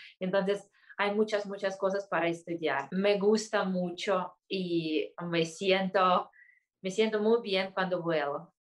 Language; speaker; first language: Spanish; non-native, fluent; Russian